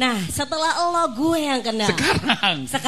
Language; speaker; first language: Indonesian; native; Indonesian